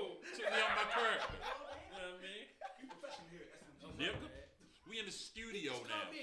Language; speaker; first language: English; native; English